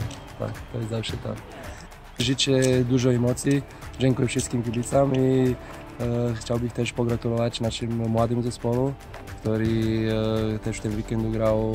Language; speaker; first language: Polish; non-native, fluent; Slovenian